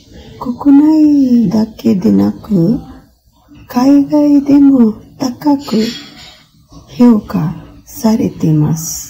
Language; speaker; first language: Japanese; non-native, fluent; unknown